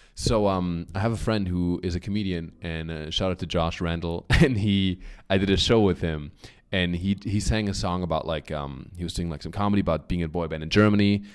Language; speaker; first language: English; non-native, fluent; German